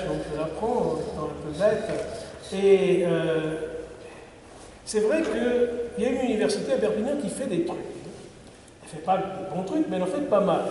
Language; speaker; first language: French; native; French